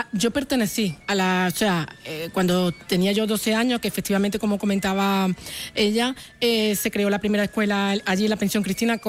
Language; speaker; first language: Spanish; native; Spanish